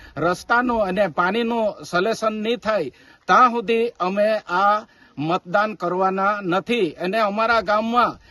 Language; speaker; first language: Gujarati; non-native, local second language; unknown